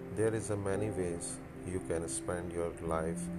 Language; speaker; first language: English; non-native, local second language; Urdu